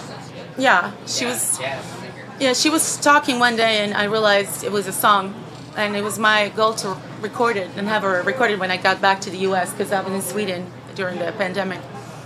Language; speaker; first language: English; non-native, fluent; Bosnian